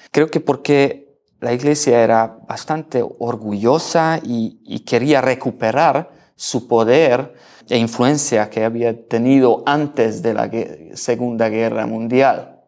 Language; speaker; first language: Spanish; non-native, learner; Hungarian